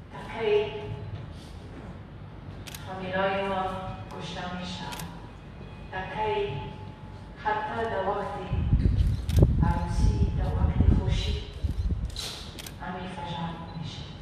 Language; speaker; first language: Persian; non-native, learner; Arabic